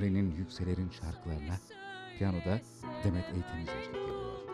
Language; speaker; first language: Turkish; native; Turkish